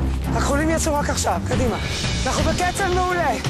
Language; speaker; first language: Hebrew; native; Hebrew